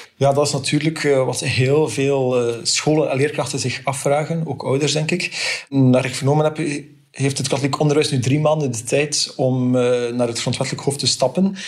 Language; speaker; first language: Dutch; native; Dutch